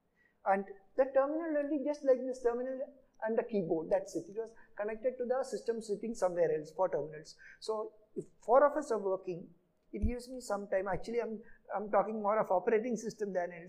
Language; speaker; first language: English; non-native, local second language; Malayalam